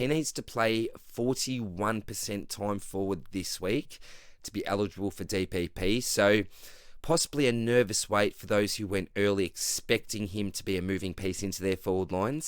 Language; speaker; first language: English; native; English